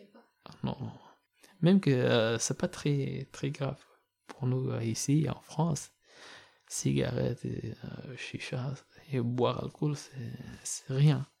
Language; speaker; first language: French; non-native, learner; Persian